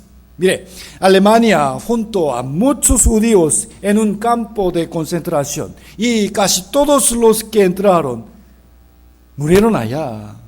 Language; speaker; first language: Spanish; non-native, fluent; Korean